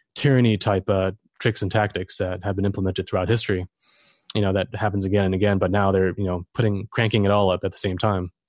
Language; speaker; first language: English; non-native, fluent; German